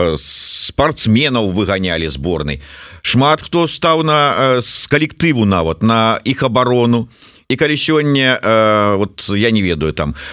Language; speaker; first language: Belarusian; non-native, local second language; Russian